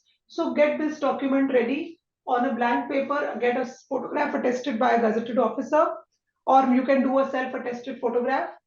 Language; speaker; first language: English; non-native, local second language; Hindi